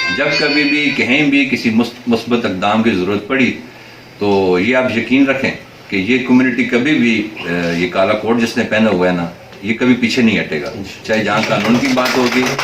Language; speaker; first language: Urdu; non-native, local second language; Northern Hindko